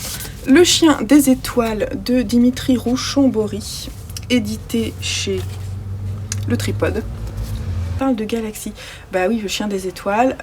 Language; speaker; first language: French; native; French